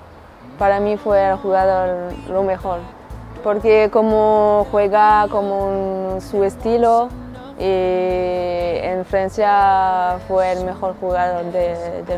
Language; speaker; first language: Spanish; non-native, learner; French